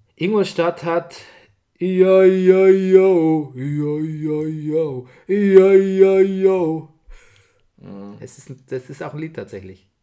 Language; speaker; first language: German; native; German